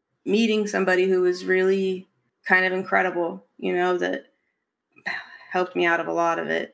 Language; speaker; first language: English; native; English